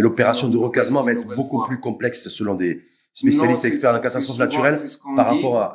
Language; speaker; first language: French; native; French